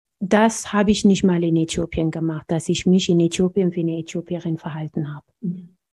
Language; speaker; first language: German; non-native, fluent; Amharic